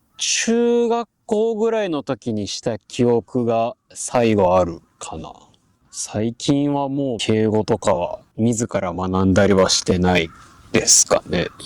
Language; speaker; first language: Japanese; native; Japanese